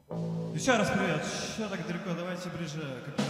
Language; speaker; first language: Russian; native; Russian